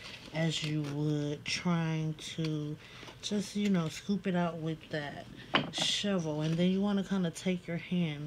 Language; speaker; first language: English; native; English